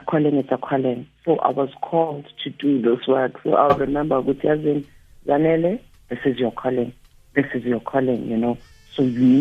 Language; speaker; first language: English; non-native, local second language; Zulu